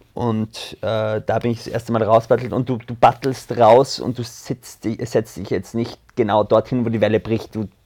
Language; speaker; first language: German; early bilingual, other home language; French